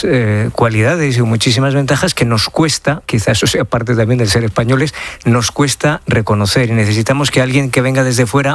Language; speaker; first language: Spanish; native; Spanish